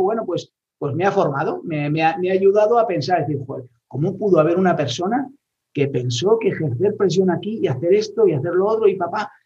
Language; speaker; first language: Spanish; native; Spanish